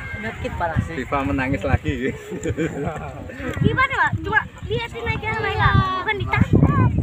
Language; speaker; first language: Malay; non-native, local second language; Javanese